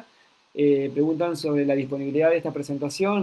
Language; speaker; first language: Spanish; native; Spanish